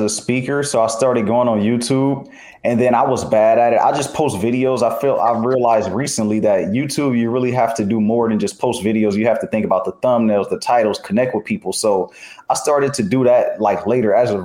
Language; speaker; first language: English; native; English